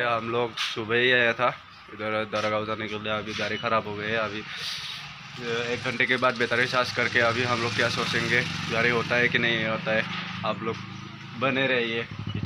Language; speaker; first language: Hindi; non-native, local second language; Assamese